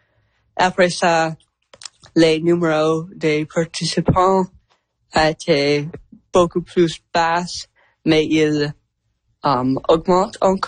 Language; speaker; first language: French; non-native, local second language; English